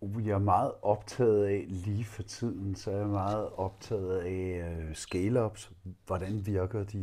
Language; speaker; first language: Danish; native; Danish